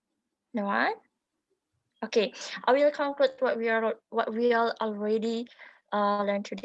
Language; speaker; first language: English; non-native, learner; Indonesian